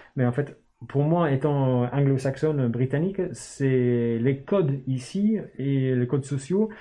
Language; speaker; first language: French; non-native, fluent; English